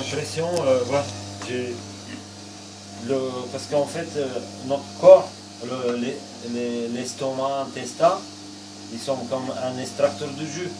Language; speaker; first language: French; non-native, fluent; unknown